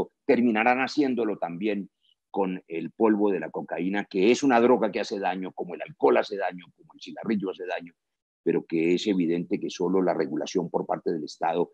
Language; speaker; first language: Spanish; native; Spanish